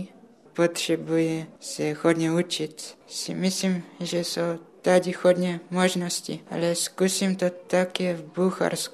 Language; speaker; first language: Czech; early bilingual, other home language; Bulgarian